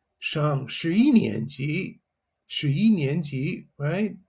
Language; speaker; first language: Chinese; non-native, fluent; English